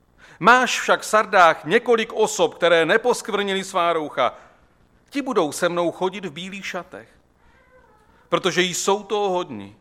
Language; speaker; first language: Czech; native; Czech